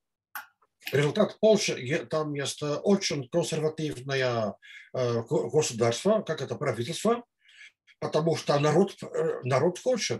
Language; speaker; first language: Russian; non-native, fluent; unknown